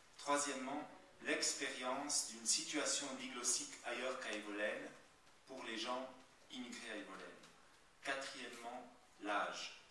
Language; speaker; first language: French; native; French